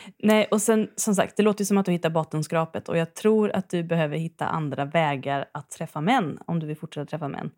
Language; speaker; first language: Swedish; native; Swedish